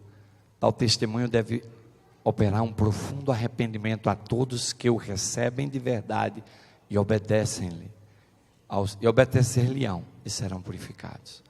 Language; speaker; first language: Portuguese; native; Portuguese